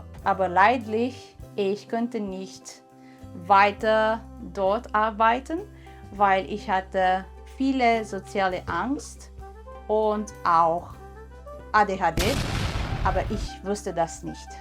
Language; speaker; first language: German; non-native, learner; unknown